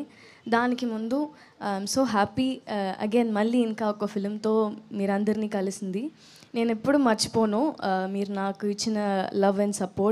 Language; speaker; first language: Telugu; non-native, learner; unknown